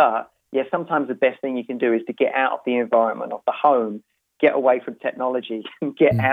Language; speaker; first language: English; native; English